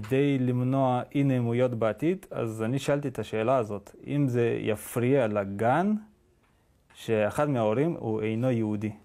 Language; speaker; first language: Hebrew; native; Hebrew